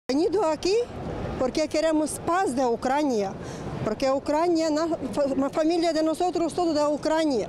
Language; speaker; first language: Spanish; non-native, learner; Ukrainian